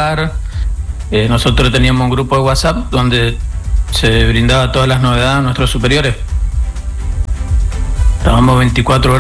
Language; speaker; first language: Spanish; native; Spanish